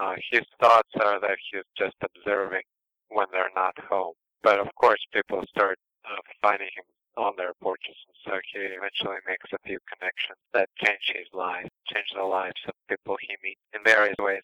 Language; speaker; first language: English; non-native, fluent; Russian